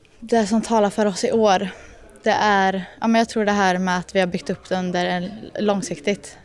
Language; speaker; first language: Swedish; native; Swedish